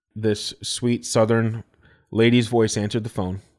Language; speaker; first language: English; native; English